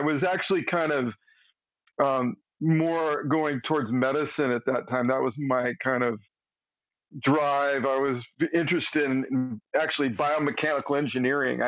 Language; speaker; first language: English; native; English